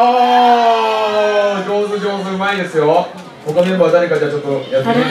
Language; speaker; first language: Japanese; native; Japanese